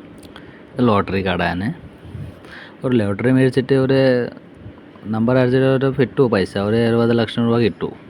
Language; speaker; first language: Malayalam; non-native, learner; Hindi